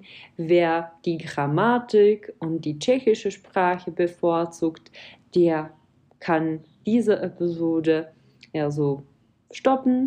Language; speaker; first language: German; non-native, fluent; Czech